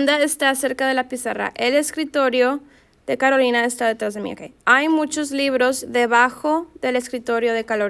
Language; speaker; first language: Spanish; non-native, fluent; English